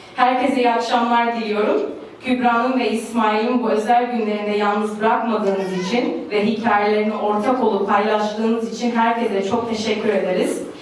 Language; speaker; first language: Turkish; early bilingual, heritage; Turkish